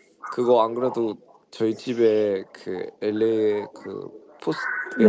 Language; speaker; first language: Korean; early bilingual, heritage; Korean